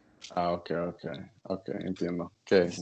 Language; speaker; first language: Spanish; non-native, learner; English